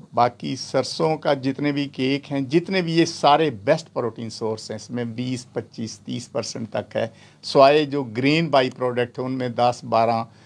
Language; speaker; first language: Urdu; non-native, local second language; Punjabi